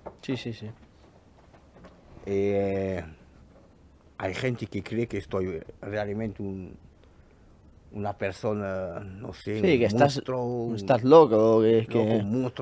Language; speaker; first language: Spanish; non-native, learner; French